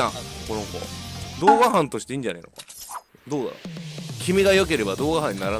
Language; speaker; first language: Japanese; native; Japanese